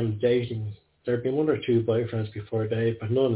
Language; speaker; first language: English; native; English